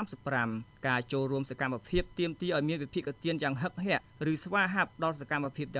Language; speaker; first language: Khmer; native; Khmer